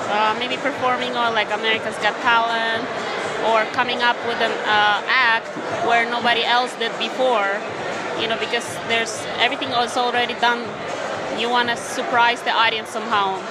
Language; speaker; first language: English; non-native, fluent; Ukrainian